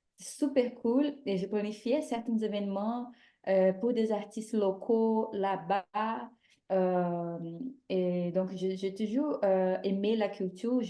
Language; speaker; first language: French; non-native, fluent; Portuguese